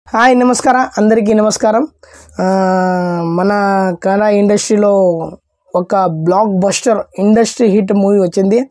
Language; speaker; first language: Telugu; non-native, local second language; Kannada